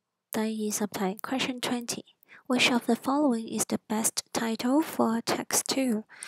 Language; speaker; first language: English; non-native, local second language; Cantonese